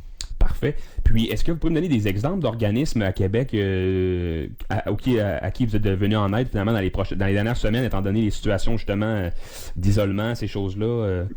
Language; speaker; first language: French; native; French